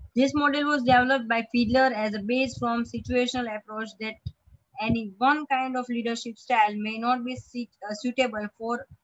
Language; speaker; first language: English; non-native, local second language; Gujarati